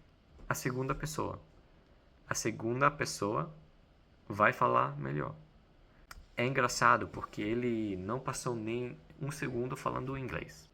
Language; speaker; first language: Portuguese; non-native, fluent; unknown